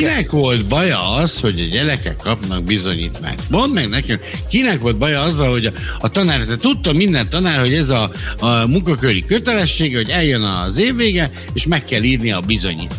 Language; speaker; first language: Hungarian; native; Hungarian